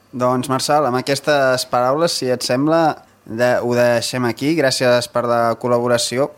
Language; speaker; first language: Catalan; native; Catalan